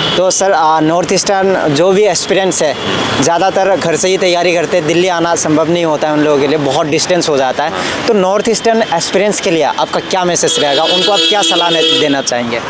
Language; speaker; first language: Hindi; native; Hindi